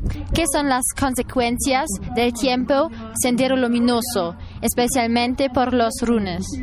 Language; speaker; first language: Spanish; non-native, learner; German